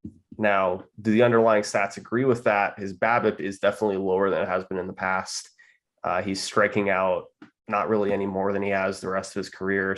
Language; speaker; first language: English; native; English